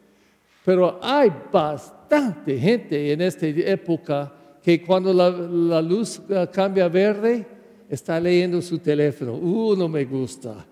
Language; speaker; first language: Spanish; non-native, learner; English